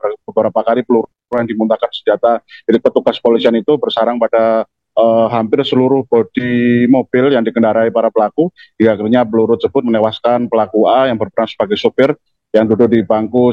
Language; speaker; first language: Indonesian; native; Indonesian